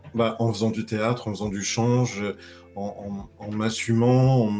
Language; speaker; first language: French; native; French